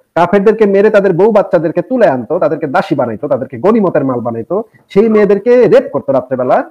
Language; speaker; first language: Bangla; native; Bangla